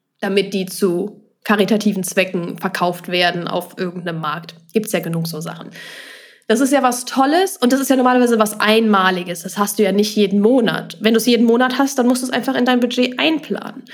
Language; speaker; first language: German; native; German